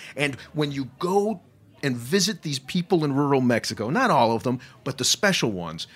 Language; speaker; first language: English; native; English